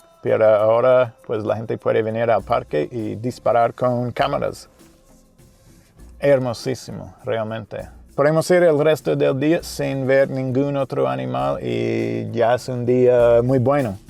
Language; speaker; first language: Spanish; non-native, fluent; English